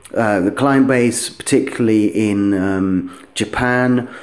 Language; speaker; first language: English; native; English